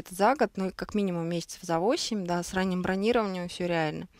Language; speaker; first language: Russian; native; Russian